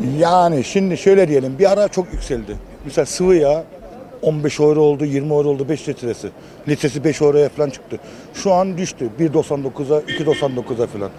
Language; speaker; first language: Turkish; early bilingual, heritage; Turkish